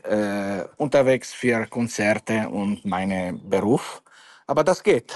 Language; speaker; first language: German; non-native, fluent; Italian